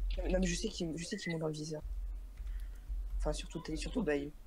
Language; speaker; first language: French; native; French